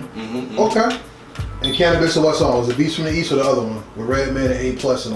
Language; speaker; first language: English; native; English